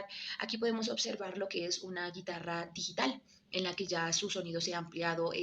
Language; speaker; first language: Spanish; native; Spanish